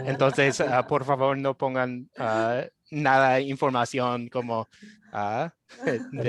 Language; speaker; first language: Spanish; non-native, fluent; English